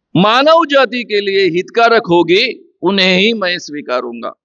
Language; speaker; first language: Hindi; non-native, local second language; Marathi